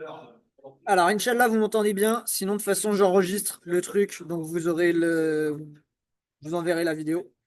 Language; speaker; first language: French; native; French